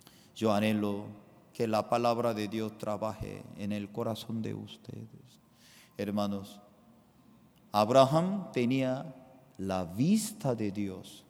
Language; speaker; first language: Spanish; non-native, fluent; Korean